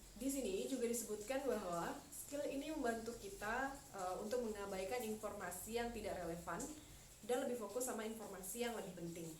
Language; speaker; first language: Indonesian; native; Indonesian